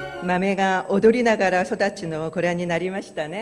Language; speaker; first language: Japanese; non-native, fluent; Korean